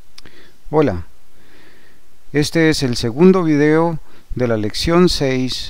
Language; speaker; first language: Spanish; native; Spanish